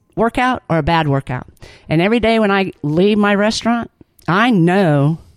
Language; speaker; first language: English; native; English